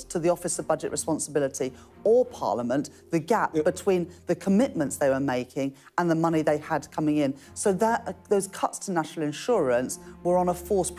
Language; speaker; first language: English; native; English